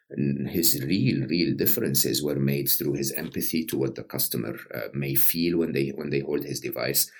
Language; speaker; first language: English; non-native, fluent; Arabic